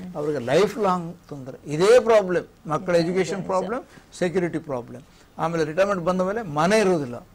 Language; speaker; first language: Kannada; non-native, local second language; Kodava